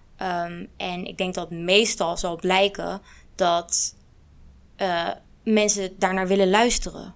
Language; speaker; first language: Dutch; early bilingual, other home language; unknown